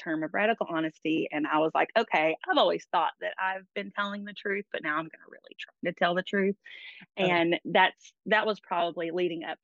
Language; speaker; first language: English; native; English